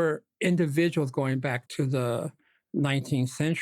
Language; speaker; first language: English; native; English